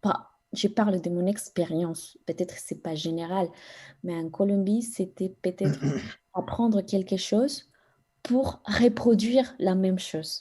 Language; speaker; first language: French; non-native, fluent; Spanish